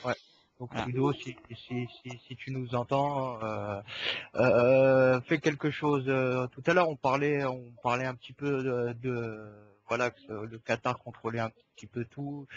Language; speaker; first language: French; native; French